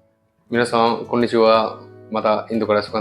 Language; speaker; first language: Japanese; non-native, fluent; Bangla